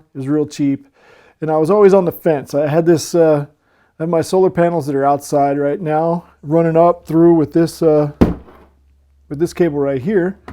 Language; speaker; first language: English; native; English